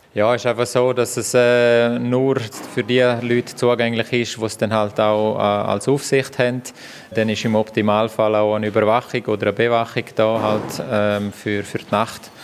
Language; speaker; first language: German; native; German